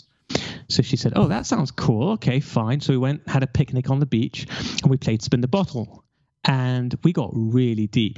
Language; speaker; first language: English; native; English